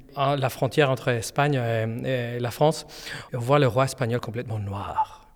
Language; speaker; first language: French; non-native, fluent; Spanish